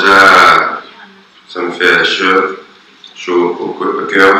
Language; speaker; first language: French; non-native, fluent; Portuguese